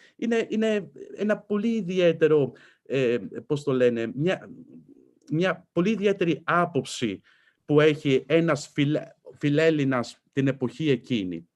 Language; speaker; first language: Greek; non-native, fluent; Italian